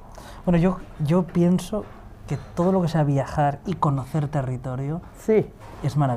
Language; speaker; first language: Spanish; native; Spanish